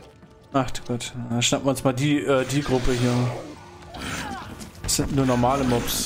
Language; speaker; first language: German; native; German